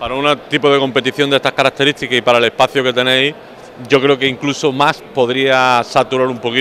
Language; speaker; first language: Spanish; native; Spanish